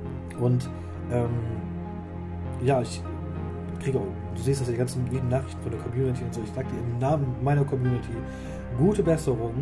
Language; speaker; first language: German; native; German